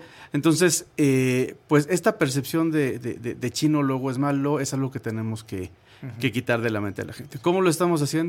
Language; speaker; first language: Spanish; native; Spanish